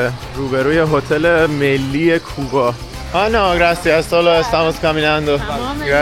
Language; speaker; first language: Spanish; non-native, learner; Persian